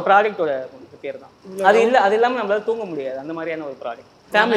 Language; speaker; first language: Tamil; native; Tamil